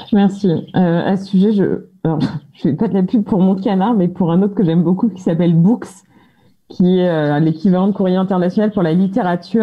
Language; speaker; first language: French; native; French